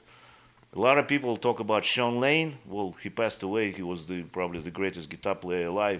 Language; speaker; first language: English; non-native, fluent; Russian